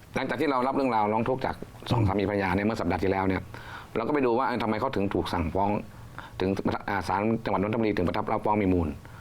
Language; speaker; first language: Thai; native; Thai